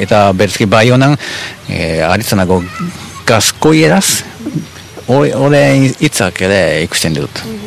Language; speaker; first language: Basque; non-native, fluent; Japanese